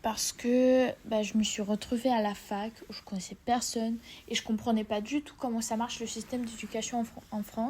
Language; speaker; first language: French; non-native, fluent; Russian